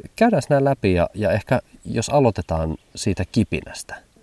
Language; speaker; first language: Finnish; early bilingual, heritage; German